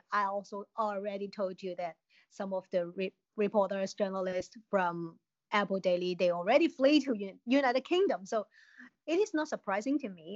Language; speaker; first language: English; non-native, local second language; Cantonese